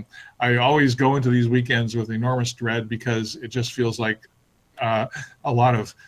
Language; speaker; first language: English; native; English